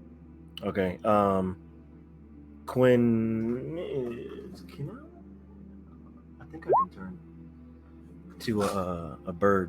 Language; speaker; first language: English; native; English